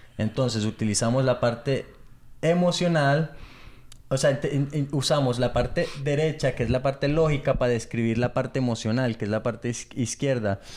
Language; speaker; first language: Spanish; early bilingual, heritage; Spanish